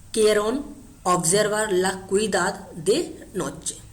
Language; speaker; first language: Spanish; non-native, fluent; Hindi